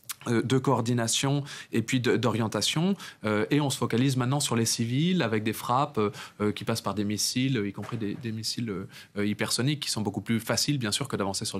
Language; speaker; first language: French; native; French